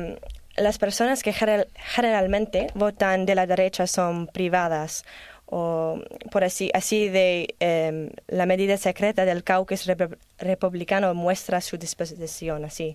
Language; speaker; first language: Spanish; non-native, learner; English